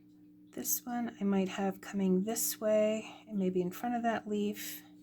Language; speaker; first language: English; native; English